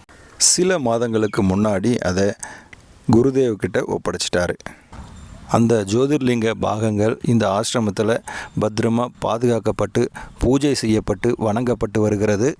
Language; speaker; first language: Tamil; native; Tamil